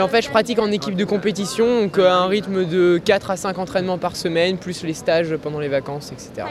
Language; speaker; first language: French; native; French